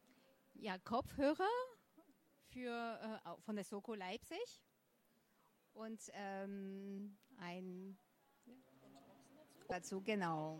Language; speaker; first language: German; native; German